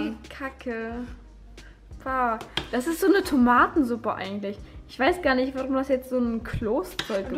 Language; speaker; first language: German; native; German